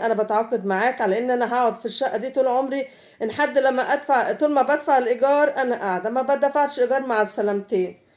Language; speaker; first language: Arabic; native; Arabic